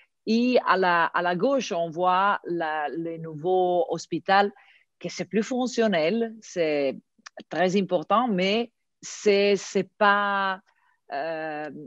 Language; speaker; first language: French; non-native, fluent; Italian